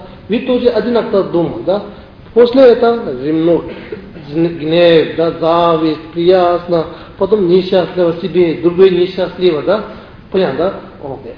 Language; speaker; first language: Russian; non-native, learner; Tibetan